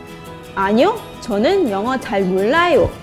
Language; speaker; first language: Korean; non-native, learner; Malay